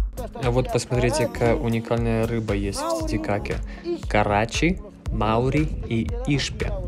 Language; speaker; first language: Russian; native; Russian